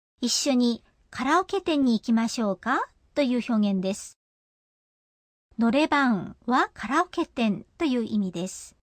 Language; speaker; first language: Japanese; non-native, fluent; Korean